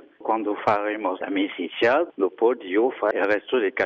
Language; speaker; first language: Italian; non-native, learner; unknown